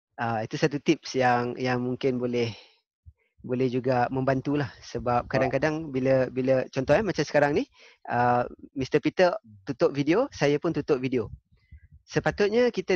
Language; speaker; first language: Malay; native; Malay